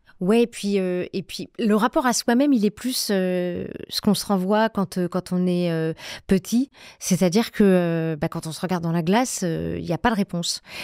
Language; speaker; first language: French; native; French